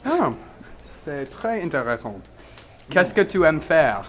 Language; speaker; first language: French; non-native, learner; English